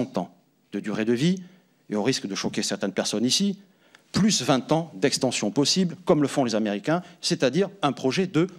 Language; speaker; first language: French; native; French